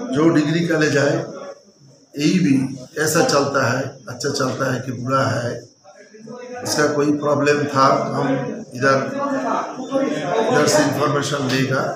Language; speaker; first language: Hindi; non-native, local second language; Bangla